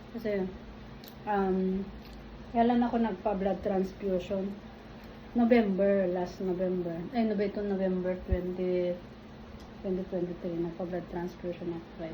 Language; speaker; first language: Filipino; non-native, local second language; Iloko